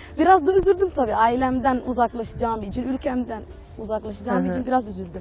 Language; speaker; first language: Turkish; non-native, fluent; Somali